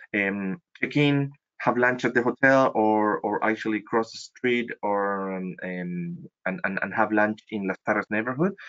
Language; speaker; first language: English; non-native, fluent; Spanish